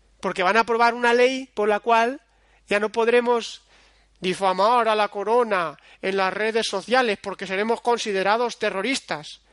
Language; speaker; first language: Spanish; native; Spanish